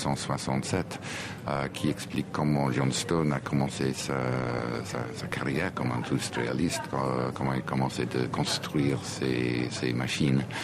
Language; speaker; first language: French; non-native, fluent; English